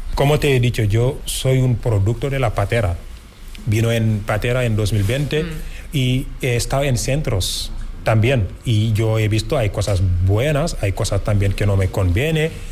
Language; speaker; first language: Spanish; non-native, fluent; Wolof